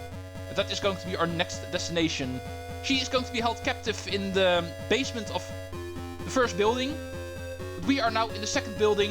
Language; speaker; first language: English; non-native, fluent; Dutch